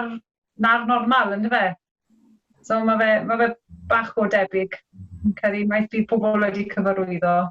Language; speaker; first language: Welsh; native; Welsh